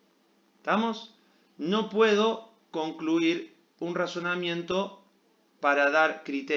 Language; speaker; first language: Spanish; native; Spanish